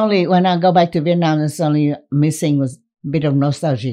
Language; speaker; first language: English; non-native, fluent; Vietnamese